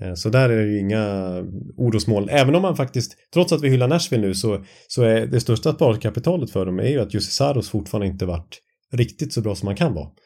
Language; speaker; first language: Swedish; native; Swedish